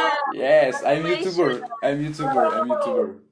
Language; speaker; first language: English; non-native, learner; Indonesian